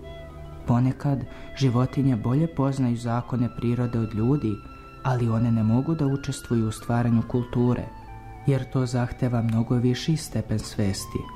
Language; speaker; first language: Serbian; native; Serbian